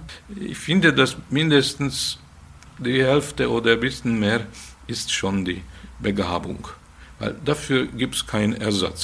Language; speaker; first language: German; non-native, fluent; Hungarian